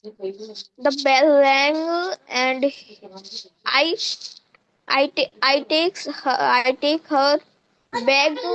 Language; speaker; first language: English; non-native, learner; Hindi